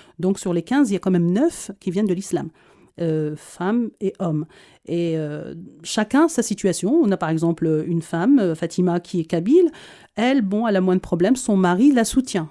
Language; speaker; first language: French; early bilingual, other home language; Arabic